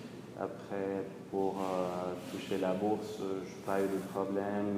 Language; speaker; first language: French; non-native, fluent; Spanish